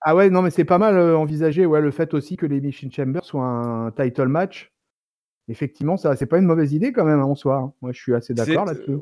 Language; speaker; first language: French; native; French